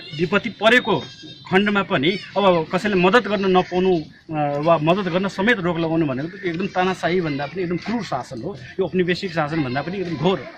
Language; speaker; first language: Nepali; non-native, local second language; Maithili